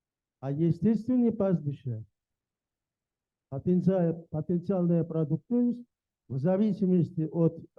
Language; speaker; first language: Russian; native; Russian